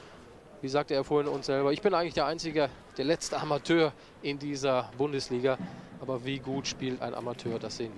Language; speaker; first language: German; native; German